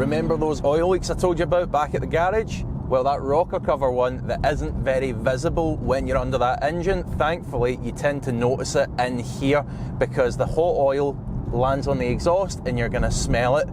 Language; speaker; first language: English; native; English